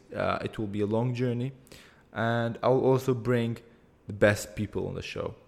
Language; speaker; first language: English; non-native, fluent; Kurdish